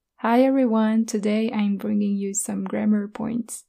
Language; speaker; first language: English; non-native, fluent; Hungarian